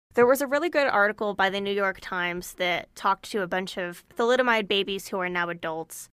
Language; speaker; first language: English; native; English